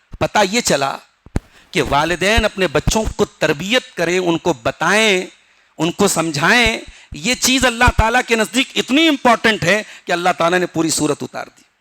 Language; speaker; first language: Urdu; native; Urdu